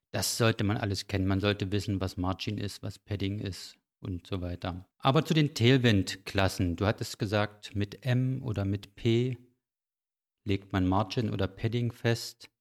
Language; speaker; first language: German; native; German